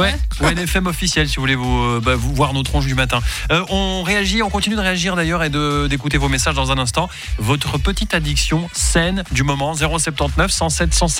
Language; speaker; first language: French; native; French